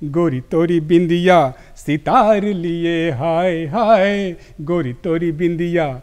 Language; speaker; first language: Hindi; native; Hindi